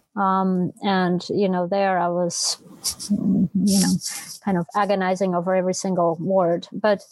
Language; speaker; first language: English; non-native, fluent; Russian